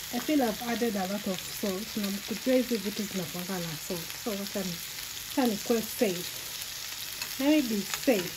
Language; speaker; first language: English; non-native, local second language; Gusii